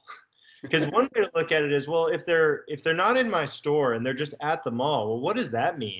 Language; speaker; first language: English; native; English